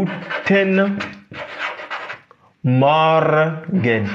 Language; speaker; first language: German; non-native, fluent; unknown